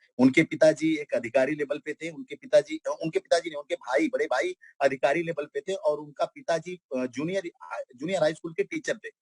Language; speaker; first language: Hindi; non-native, local second language; Bhojpuri